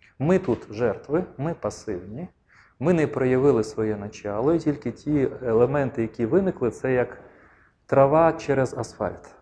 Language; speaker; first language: Ukrainian; non-native, local second language; Russian